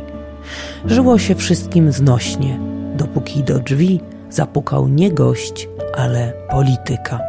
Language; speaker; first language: Polish; native; Polish